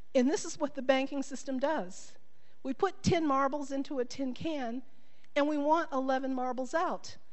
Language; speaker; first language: English; native; English